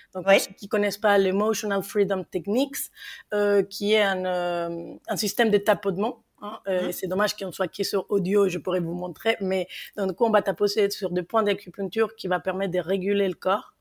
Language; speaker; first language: French; non-native, fluent; Spanish